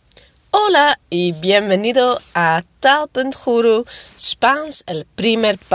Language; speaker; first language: Spanish; non-native, fluent; Dutch